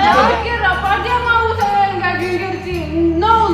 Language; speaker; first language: Indonesian; non-native, learner; Russian